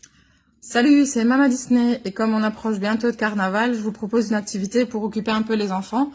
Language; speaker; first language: French; native; French